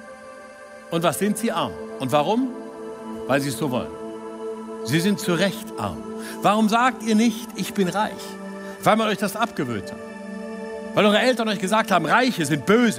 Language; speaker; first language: German; native; German